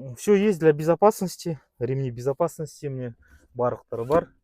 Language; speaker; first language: Russian; non-native, local second language; Kazakh